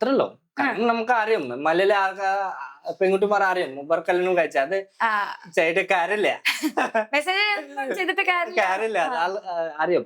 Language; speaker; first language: Malayalam; non-native, fluent; Bangla